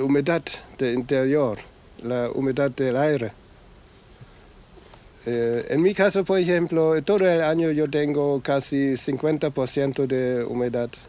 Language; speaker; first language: Spanish; non-native, fluent; German